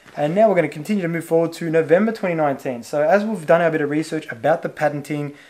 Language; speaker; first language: English; native; English